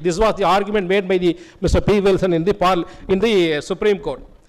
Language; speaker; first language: English; non-native, local second language; Tamil